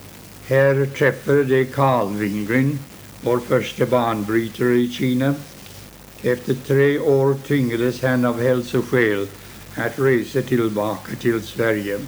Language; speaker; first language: Swedish; early bilingual, heritage; Swedish